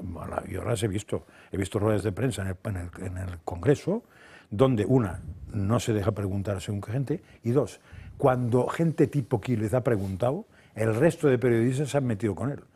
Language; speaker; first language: Spanish; native; Spanish